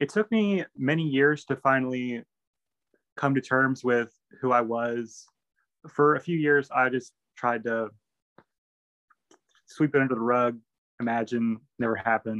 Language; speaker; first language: English; native; English